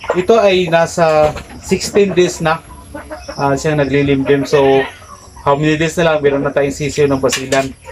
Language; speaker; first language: Filipino; non-native, local second language; Cebuano